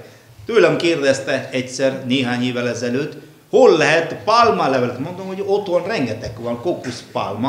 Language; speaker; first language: Hungarian; non-native, fluent; Malayalam